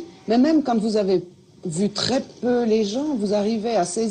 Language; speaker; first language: French; native; French